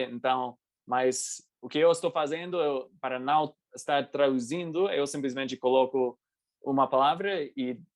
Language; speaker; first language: Portuguese; non-native, fluent; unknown